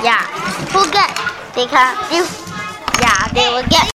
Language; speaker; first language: English; non-native, local second language; Chinese